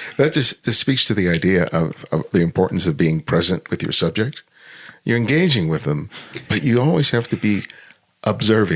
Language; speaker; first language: English; native; English